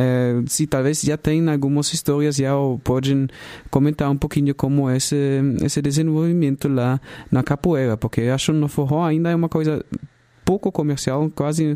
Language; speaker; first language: Portuguese; non-native, fluent; German